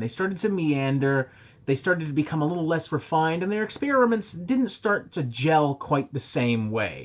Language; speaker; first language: English; native; English